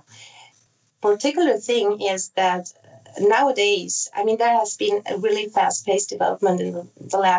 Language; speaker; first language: English; non-native, fluent; Italian